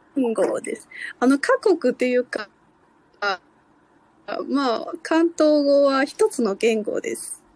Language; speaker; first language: Japanese; non-native, fluent; Cantonese